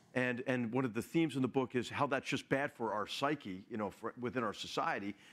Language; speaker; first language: English; native; English